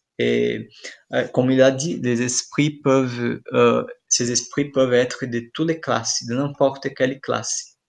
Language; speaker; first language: French; non-native, fluent; Portuguese